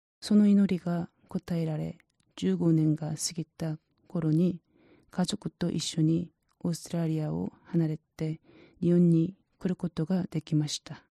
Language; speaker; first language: Japanese; non-native, learner; Korean